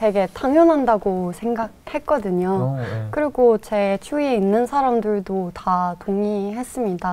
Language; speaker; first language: Korean; non-native, fluent; Norwegian